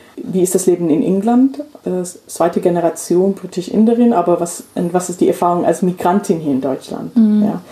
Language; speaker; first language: German; non-native, fluent; English